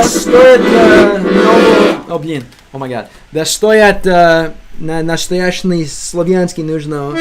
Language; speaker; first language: Russian; non-native, learner; English